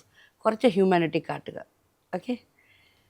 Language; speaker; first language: Malayalam; non-native, local second language; Tamil